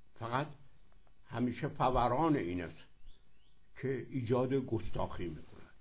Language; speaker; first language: Persian; native; Persian